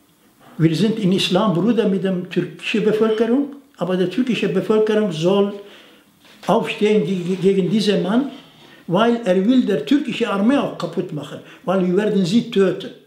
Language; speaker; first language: German; non-native, fluent; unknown